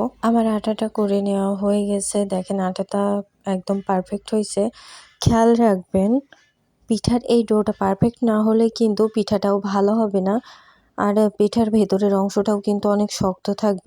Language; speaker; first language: Bangla; native; Bangla